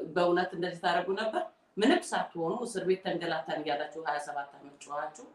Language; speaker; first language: Amharic; non-native, local second language; Tigrinya